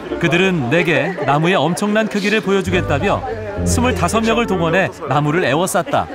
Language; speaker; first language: Korean; native; Korean